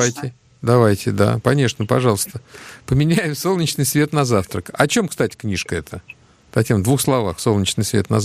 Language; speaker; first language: Russian; native; Russian